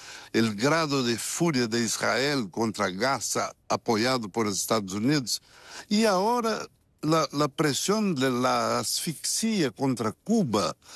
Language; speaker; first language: Spanish; non-native, fluent; Portuguese